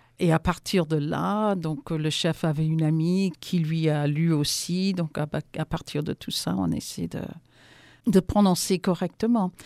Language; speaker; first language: French; non-native, fluent; English